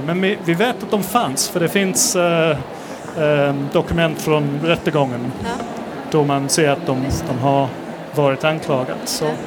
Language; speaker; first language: Swedish; non-native, fluent; English